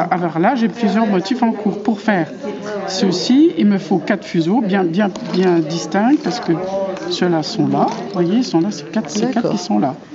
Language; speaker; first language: French; native; French